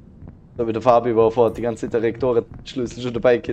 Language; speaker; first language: German; native; German